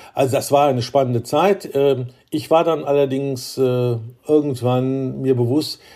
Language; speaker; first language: German; native; German